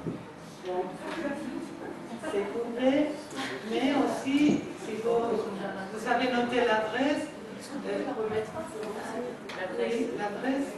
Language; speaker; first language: French; non-native, fluent; Spanish